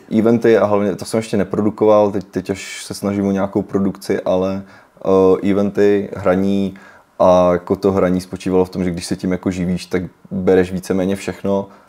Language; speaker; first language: Czech; early bilingual, other home language; Ukrainian